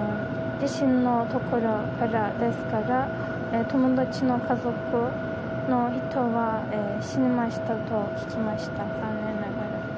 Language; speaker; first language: Japanese; non-native, learner; Turkish